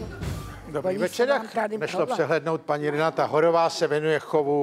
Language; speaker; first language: Czech; native; Czech